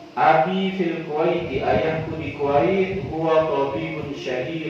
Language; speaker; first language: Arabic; non-native, fluent; Indonesian